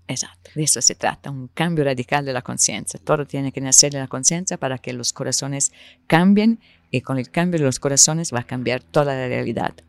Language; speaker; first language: Spanish; non-native, fluent; Italian